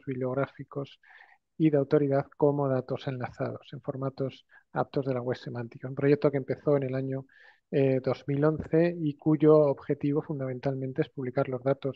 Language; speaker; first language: Spanish; native; Spanish